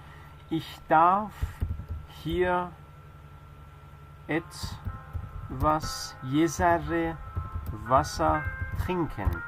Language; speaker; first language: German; non-native, fluent; Persian